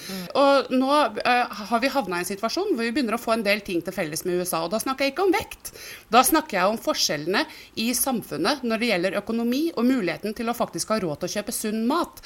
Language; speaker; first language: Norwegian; native; Norwegian